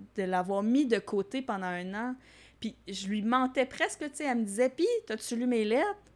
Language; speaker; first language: French; native; French